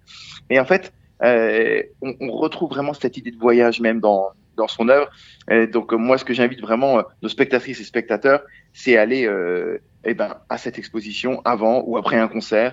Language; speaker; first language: French; native; French